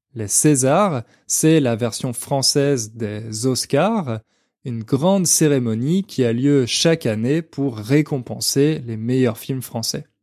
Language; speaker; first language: French; native; French